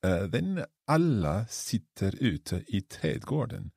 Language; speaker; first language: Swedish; non-native, learner; English